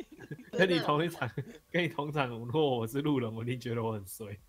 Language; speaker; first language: Chinese; native; Chinese